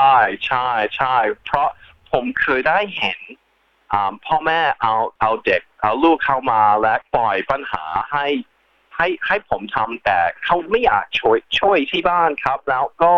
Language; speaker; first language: Thai; early bilingual, heritage; Thai